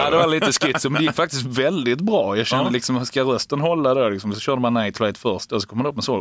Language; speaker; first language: Swedish; native; Swedish